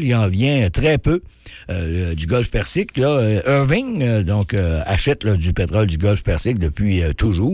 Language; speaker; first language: French; native; French